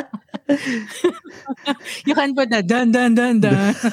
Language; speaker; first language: English; non-native, local second language; Filipino